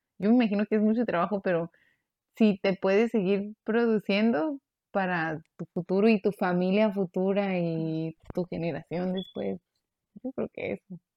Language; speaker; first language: Spanish; early bilingual, heritage; Spanish